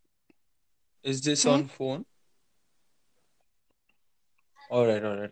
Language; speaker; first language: English; non-native, local second language; Hindi